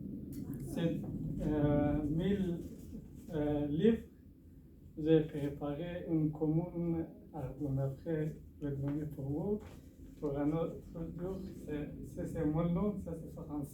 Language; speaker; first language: French; non-native, learner; Persian